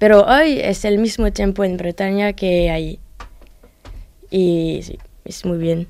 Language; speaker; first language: Spanish; non-native, learner; French